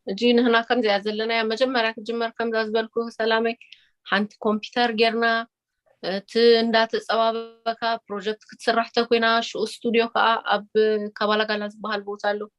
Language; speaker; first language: Tigrinya; early bilingual, heritage; Tigrinya